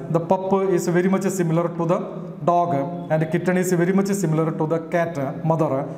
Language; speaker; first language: English; non-native, local second language; Marathi